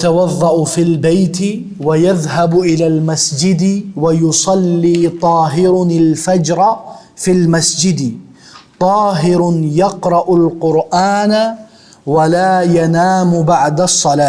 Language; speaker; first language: Arabic; non-native, fluent; Urdu